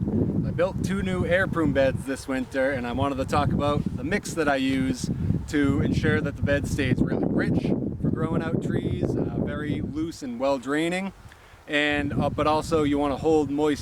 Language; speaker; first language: English; native; English